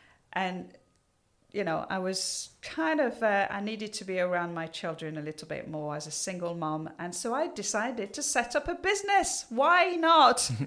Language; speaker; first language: English; non-native, fluent; French